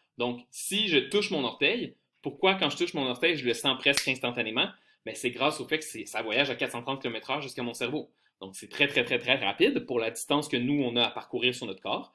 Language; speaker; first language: French; native; French